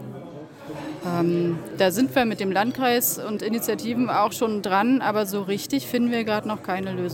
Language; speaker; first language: German; native; German